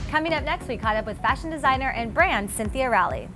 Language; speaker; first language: English; native; English